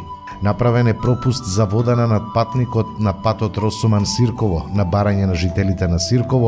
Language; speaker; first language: Macedonian; native; Macedonian